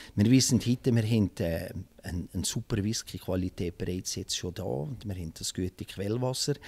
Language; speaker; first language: German; native; German